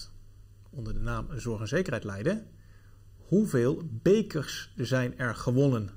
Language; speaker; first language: Dutch; native; Dutch